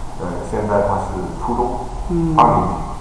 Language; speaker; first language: Chinese; native; Chinese